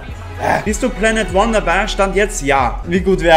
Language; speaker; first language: German; native; German